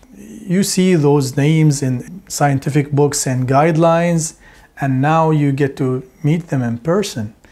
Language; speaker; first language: English; non-native, fluent; Arabic